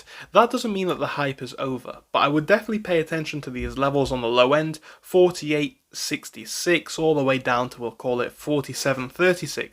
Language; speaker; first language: English; native; English